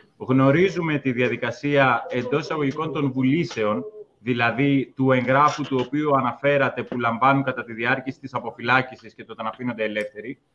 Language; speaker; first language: Greek; native; Greek